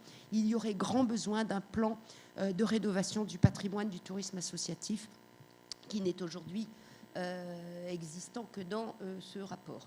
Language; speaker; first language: French; native; French